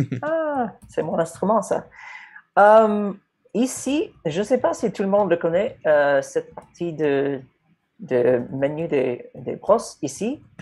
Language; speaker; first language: French; non-native, fluent; English